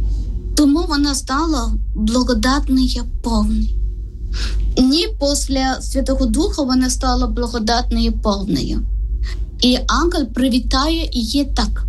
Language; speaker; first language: Ukrainian; non-native, learner; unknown